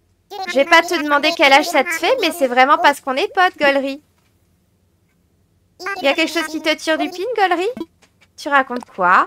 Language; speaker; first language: French; native; French